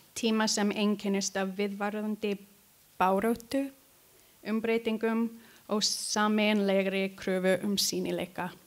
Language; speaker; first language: Icelandic; non-native, learner; English